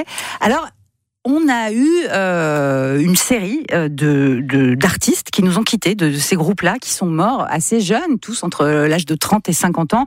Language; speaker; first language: French; native; French